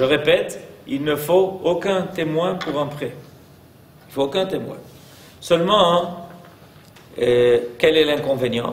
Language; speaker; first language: French; native; French